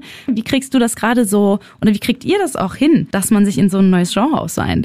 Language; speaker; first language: German; native; German